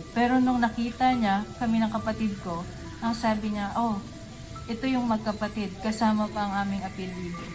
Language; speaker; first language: Filipino; native; Filipino